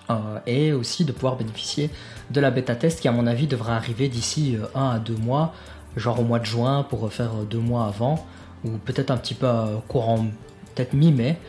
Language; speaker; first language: French; native; French